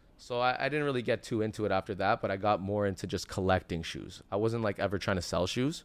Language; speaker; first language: English; native; English